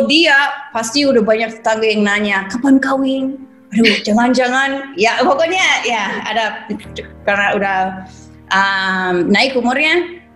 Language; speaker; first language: Indonesian; non-native, fluent; English